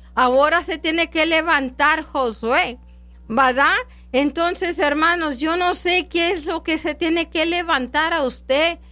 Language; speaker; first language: Spanish; non-native, local second language; English